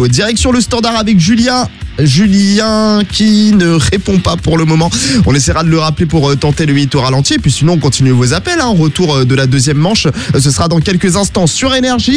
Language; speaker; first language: French; native; French